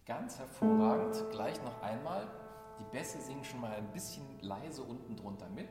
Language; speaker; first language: German; native; German